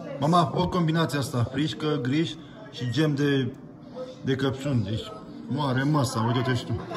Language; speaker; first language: Romanian; early bilingual, heritage; Romanian